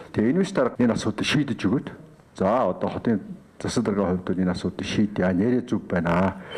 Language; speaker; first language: Mongolian; native; Mongolian